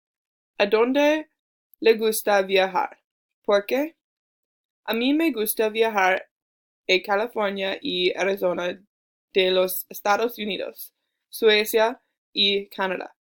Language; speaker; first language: Spanish; non-native, learner; English